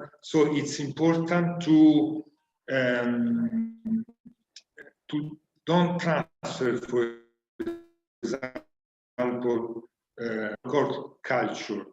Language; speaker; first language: English; non-native, learner; Italian